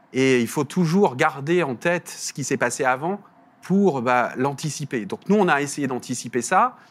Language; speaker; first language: French; native; French